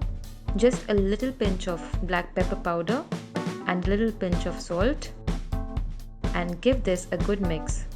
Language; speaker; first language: English; non-native, local second language; Hindi